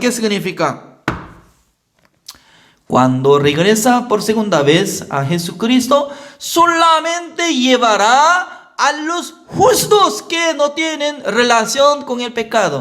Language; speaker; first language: Spanish; non-native, learner; Korean